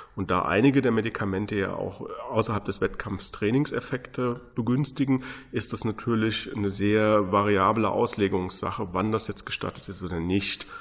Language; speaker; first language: German; native; German